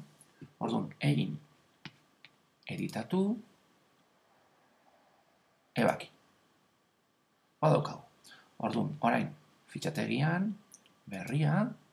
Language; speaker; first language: Basque; non-native, local second language; Spanish